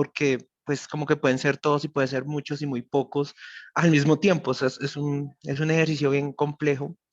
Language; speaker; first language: Spanish; native; Spanish